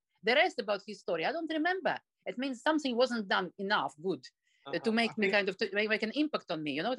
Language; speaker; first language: English; non-native, fluent; Russian